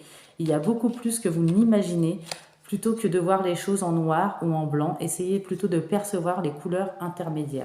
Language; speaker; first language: French; native; French